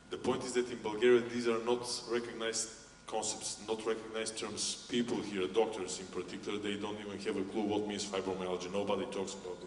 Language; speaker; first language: English; non-native, fluent; Bulgarian